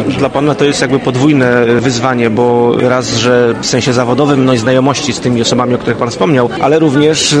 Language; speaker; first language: Polish; native; Polish